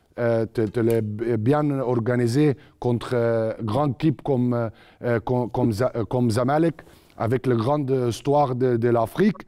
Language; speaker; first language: French; non-native, learner; Arabic